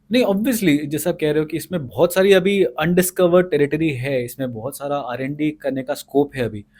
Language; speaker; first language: Hindi; native; Hindi